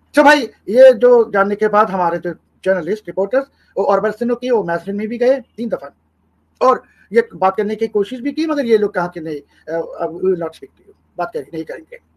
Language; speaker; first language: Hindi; non-native, fluent; Bangla